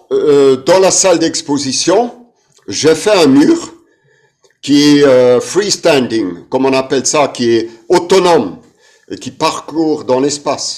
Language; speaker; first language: French; non-native, fluent; German